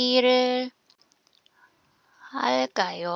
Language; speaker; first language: Korean; non-native, fluent; Filipino